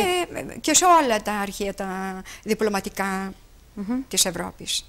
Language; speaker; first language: Greek; native; Greek